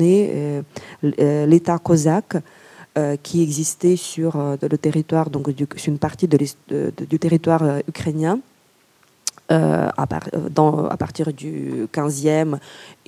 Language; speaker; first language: French; non-native, fluent; Ukrainian